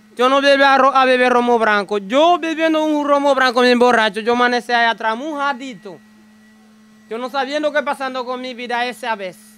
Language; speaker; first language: Spanish; non-native, learner; Haitian Creole